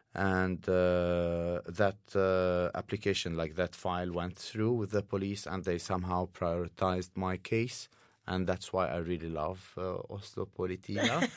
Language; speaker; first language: English; non-native, fluent; Arabic